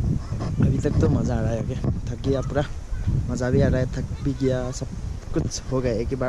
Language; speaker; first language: Hindi; non-native, local second language; Nepali